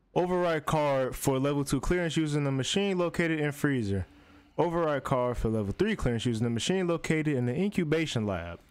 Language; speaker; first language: English; native; English